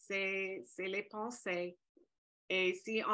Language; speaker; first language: French; non-native, fluent; English